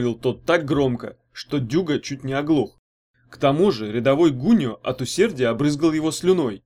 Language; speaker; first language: Russian; native; Russian